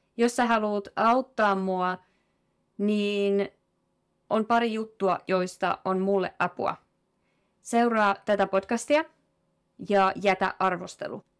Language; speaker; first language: Finnish; native; Finnish